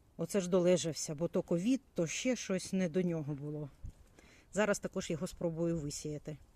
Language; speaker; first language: Ukrainian; native; Ukrainian